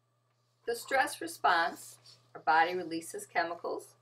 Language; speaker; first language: English; native; English